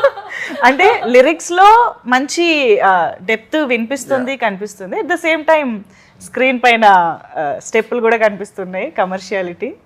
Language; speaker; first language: Telugu; native; Telugu